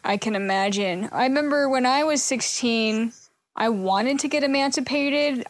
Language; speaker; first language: English; native; English